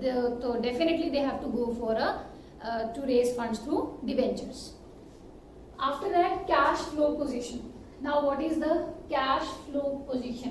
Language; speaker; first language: English; non-native, local second language; Hindi